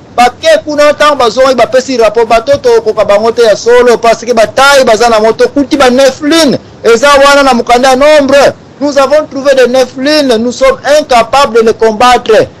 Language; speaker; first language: Lingala; native; Lingala